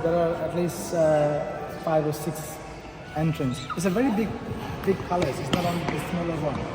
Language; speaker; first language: English; non-native, local second language; Bangla